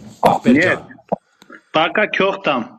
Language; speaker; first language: Russian; non-native, fluent; Armenian